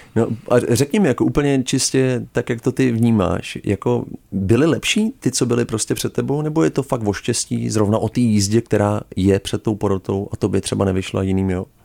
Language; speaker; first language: Czech; native; Czech